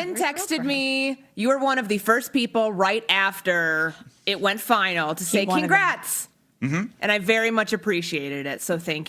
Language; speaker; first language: English; native; English